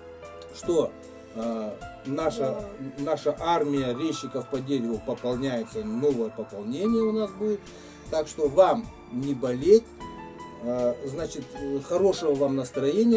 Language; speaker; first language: Russian; native; Russian